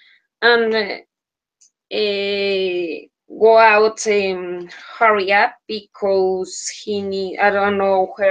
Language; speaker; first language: English; non-native, learner; Spanish